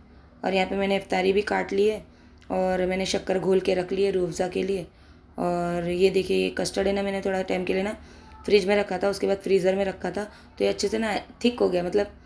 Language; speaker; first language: Hindi; native; Hindi